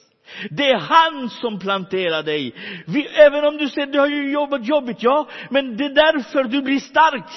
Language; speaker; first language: Swedish; non-native, fluent; Romany